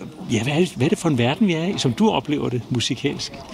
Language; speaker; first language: Danish; native; Danish